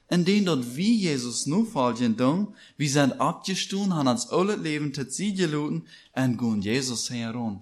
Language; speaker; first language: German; non-native, learner; Plautdietsch